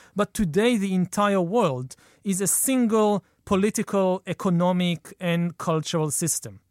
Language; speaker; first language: English; non-native, fluent; Hebrew